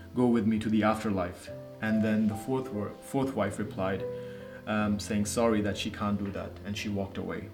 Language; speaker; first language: English; non-native, local second language; Nepali